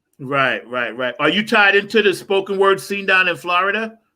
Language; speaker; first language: English; native; English